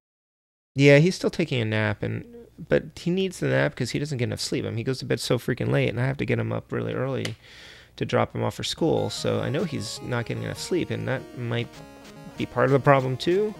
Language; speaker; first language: English; native; English